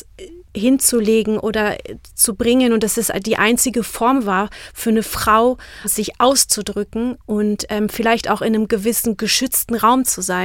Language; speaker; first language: German; non-native, fluent; Czech